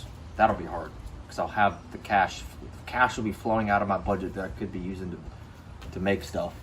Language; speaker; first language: English; native; English